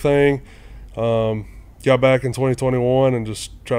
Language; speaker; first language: English; native; English